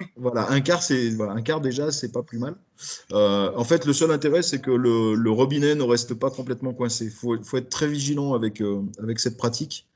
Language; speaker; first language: French; native; French